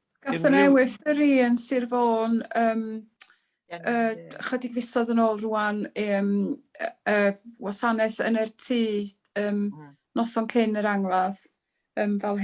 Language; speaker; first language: Welsh; native; Welsh